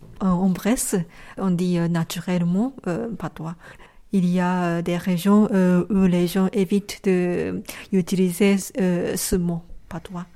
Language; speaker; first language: French; non-native, fluent; Japanese